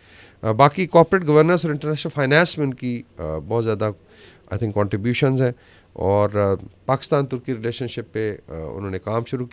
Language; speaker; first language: Urdu; native; Urdu